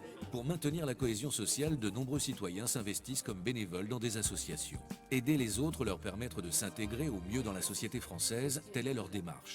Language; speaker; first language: French; native; French